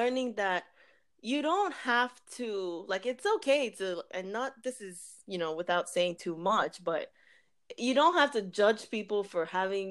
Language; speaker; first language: English; non-native, local second language; Igbo